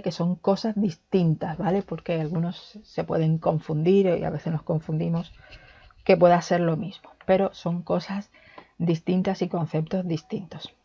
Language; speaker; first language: Spanish; native; Spanish